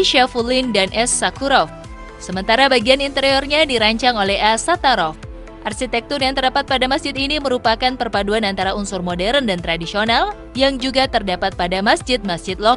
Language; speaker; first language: Indonesian; native; Indonesian